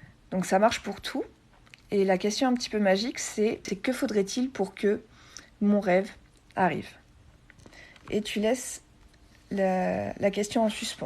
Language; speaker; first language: French; native; French